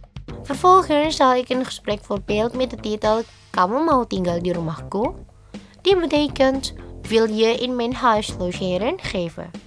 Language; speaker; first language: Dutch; non-native, learner; Indonesian